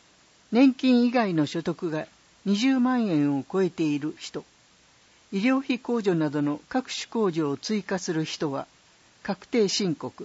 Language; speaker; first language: Japanese; native; Japanese